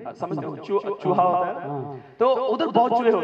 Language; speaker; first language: Hindi; native; Hindi